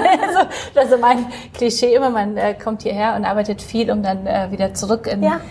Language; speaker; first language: German; early bilingual, other home language; Polish